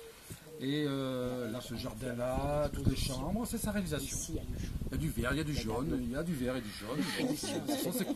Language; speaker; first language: French; native; French